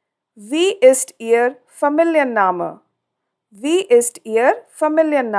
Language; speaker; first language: German; non-native, fluent; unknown